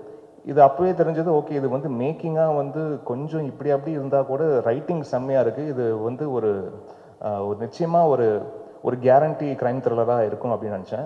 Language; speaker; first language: Tamil; native; Tamil